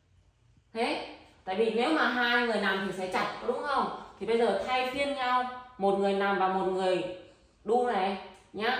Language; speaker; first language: Vietnamese; native; Vietnamese